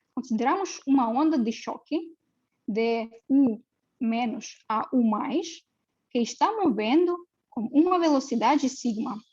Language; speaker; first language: Portuguese; non-native, fluent; Russian